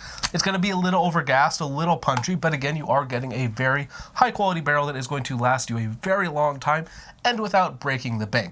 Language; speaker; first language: English; native; English